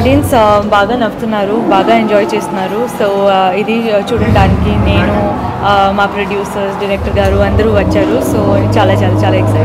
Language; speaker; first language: Telugu; non-native, learner; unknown